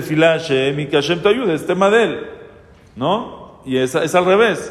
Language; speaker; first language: Spanish; native; Spanish